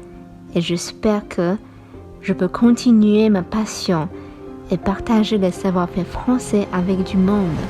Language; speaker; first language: French; non-native, fluent; Chinese